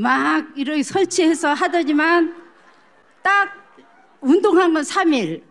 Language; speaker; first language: Korean; native; Korean